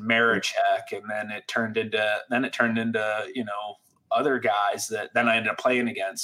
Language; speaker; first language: English; native; English